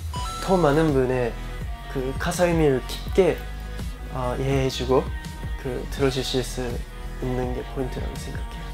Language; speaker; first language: Korean; non-native, fluent; Japanese